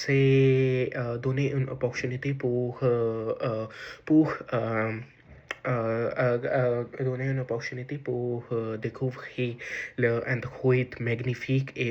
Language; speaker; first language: French; non-native, learner; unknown